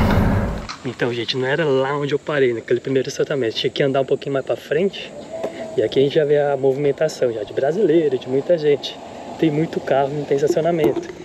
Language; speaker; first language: Portuguese; native; Portuguese